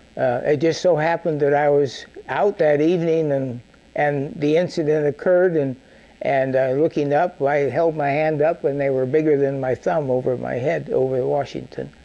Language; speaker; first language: English; native; English